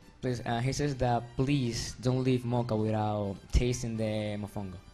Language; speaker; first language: English; non-native, fluent; Spanish